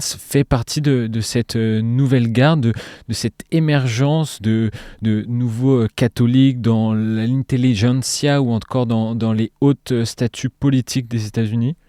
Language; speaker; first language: French; native; French